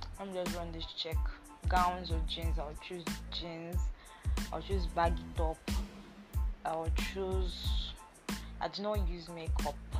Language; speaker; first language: English; non-native, local second language; Ibibio